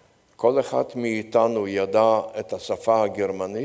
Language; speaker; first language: Hebrew; non-native, fluent; Polish